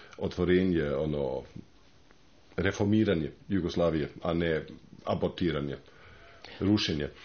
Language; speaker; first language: Croatian; non-native, fluent; German